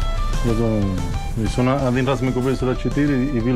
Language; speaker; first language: Russian; non-native, learner; Spanish